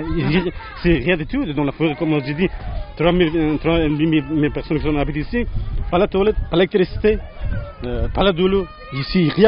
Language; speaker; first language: French; non-native, learner; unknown